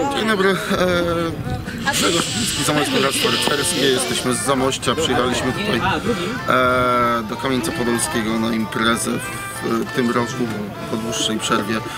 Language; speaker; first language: Polish; native; Polish